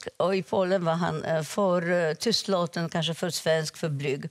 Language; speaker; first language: Swedish; non-native, fluent; Polish